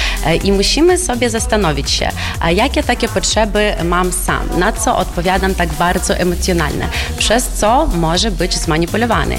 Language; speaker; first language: Polish; non-native, fluent; Ukrainian